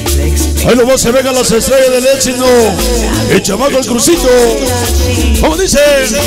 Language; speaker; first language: Spanish; native; Spanish